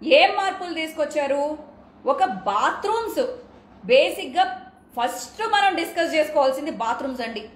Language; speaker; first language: Telugu; native; Telugu